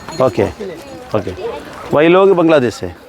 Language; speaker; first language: Hindi; non-native, local second language; Malayalam